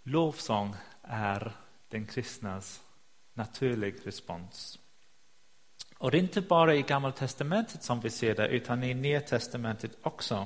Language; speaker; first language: Swedish; non-native, fluent; English